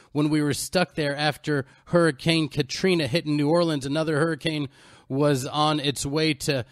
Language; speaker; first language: English; native; English